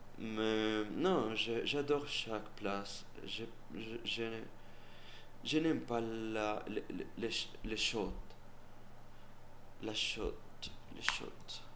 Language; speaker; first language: French; non-native, learner; Spanish